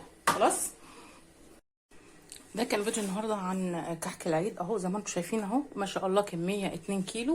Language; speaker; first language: Arabic; native; Arabic